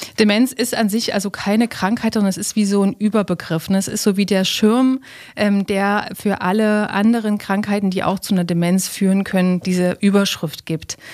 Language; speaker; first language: German; native; German